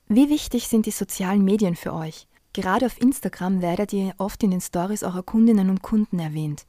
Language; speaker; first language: German; native; German